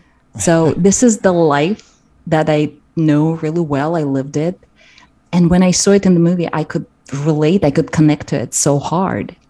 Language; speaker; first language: English; non-native, fluent; Russian